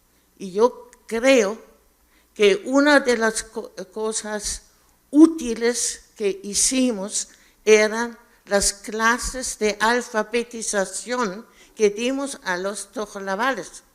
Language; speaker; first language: Spanish; non-native, fluent; German